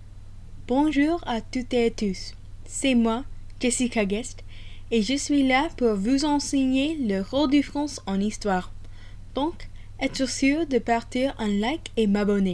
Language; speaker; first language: French; non-native, learner; English